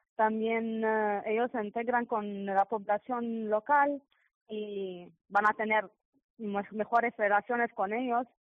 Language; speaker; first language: Spanish; non-native, fluent; Arabic